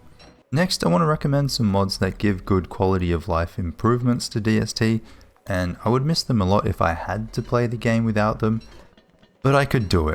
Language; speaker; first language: English; native; English